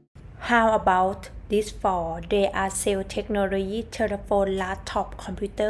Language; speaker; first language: English; non-native, learner; Thai